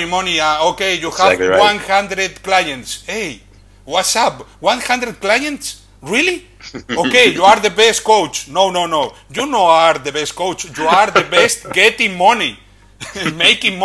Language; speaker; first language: English; non-native, learner; Spanish